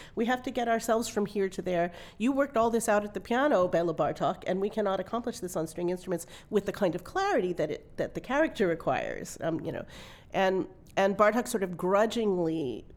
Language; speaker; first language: English; native; English